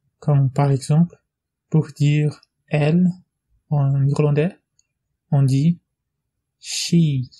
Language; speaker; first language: French; non-native, fluent; Portuguese